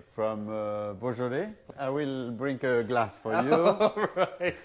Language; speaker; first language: English; non-native, fluent; French